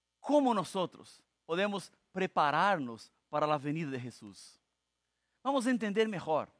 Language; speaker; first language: Spanish; non-native, fluent; Portuguese